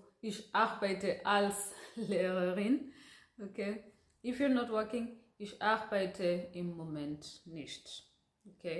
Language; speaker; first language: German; non-native, learner; Gusii